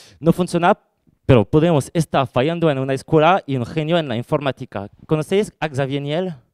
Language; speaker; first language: Spanish; non-native, fluent; French